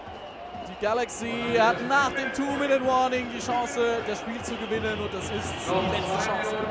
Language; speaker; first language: German; native; German